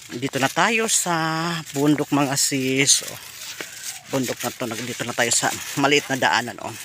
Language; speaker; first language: Filipino; non-native, local second language; Iloko